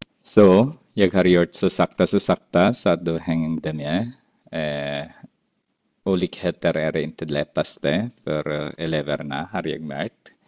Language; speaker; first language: Swedish; non-native, fluent; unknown